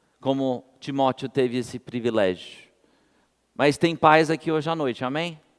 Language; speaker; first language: Portuguese; non-native, fluent; English